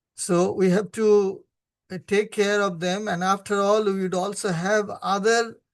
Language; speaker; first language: English; non-native, local second language; Hindi